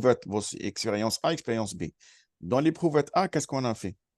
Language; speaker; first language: French; non-native, fluent; Arabic